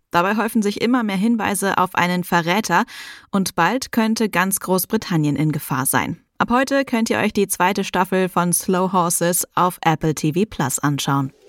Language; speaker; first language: German; native; German